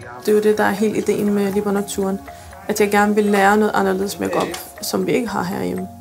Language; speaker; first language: Danish; early bilingual, other home language; Arabic